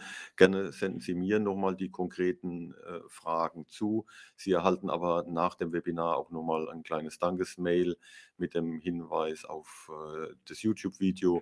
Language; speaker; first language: German; native; German